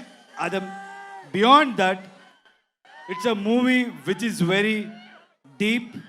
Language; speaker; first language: Telugu; non-native, learner; Kannada